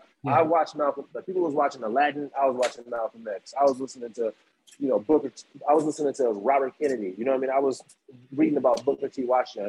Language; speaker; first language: English; native; English